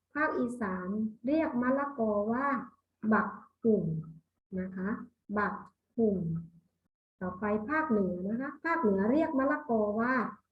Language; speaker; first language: Thai; native; Thai